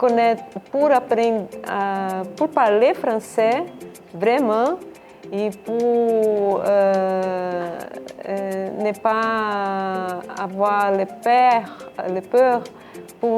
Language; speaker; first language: French; non-native, learner; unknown